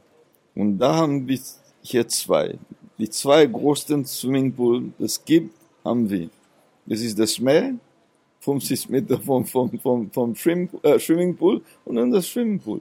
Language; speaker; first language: German; non-native, fluent; Seselwa Creole French